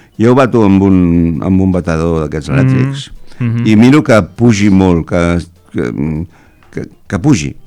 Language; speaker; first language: Catalan; native; Catalan